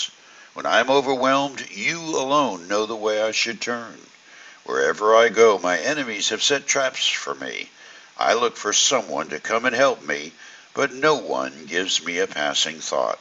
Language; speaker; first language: English; native; English